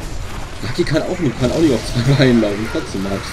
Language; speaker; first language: German; native; German